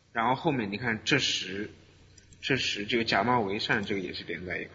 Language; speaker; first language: Chinese; native; Chinese